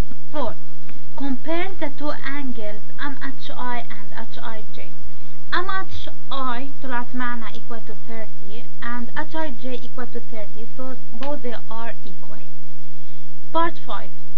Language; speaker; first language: English; non-native, local second language; Arabic